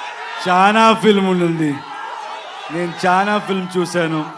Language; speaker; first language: Telugu; non-native, local second language; Kannada